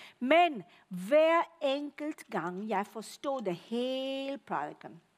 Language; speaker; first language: Danish; non-native, fluent; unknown